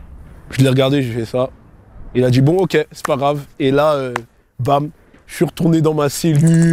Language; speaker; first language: French; native; French